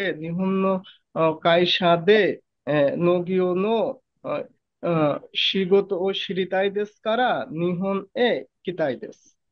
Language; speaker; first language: Japanese; non-native, learner; Bangla